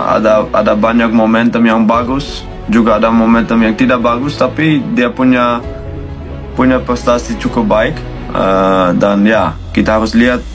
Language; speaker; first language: Indonesian; non-native, fluent; Dutch